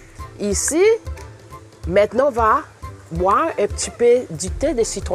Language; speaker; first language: French; non-native, local second language; Seselwa Creole French